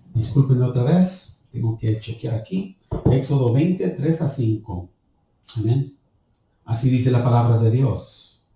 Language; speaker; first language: Spanish; early bilingual, heritage; Spanish